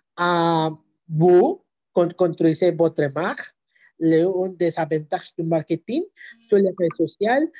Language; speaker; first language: French; non-native, learner; Spanish